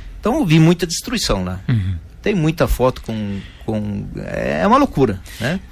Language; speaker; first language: Portuguese; native; Portuguese